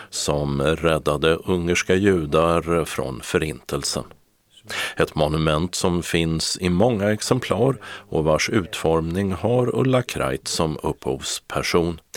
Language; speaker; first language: Swedish; native; Swedish